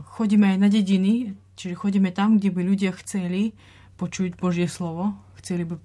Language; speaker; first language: Slovak; non-native, fluent; Russian